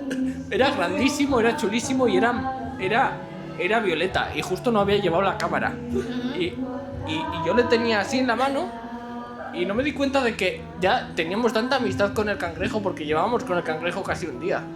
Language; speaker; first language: Spanish; native; Spanish